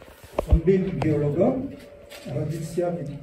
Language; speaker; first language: Russian; non-native, learner; French